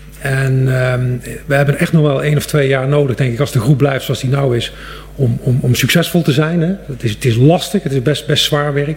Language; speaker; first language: Dutch; native; Dutch